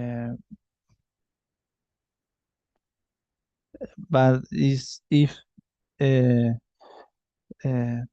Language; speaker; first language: English; non-native, learner; Spanish